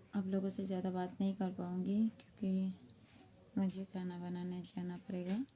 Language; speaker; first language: Hindi; non-native, local second language; Bangla